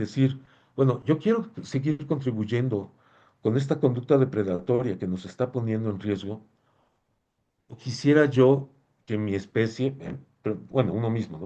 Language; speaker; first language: Spanish; native; Spanish